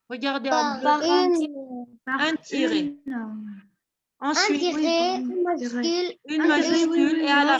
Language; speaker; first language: French; non-native, local second language; Arabic